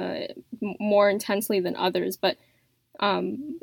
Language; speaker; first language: English; native; English